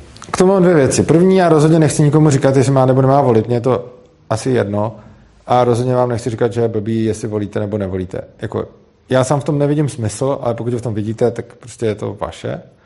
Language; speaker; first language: Czech; native; Czech